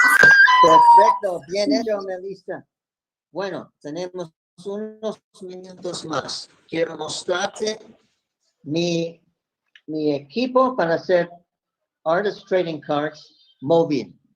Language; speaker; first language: Spanish; non-native, fluent; English